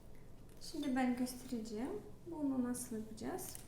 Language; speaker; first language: Turkish; non-native, learner; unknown